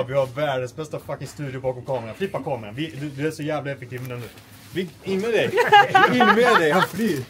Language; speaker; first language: Swedish; native; Swedish